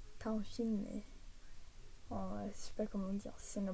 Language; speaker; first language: French; early bilingual, heritage; English